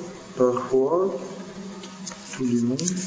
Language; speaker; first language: French; non-native, learner; Russian